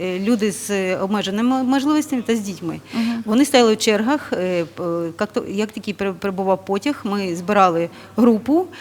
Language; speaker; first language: Ukrainian; non-native, local second language; Russian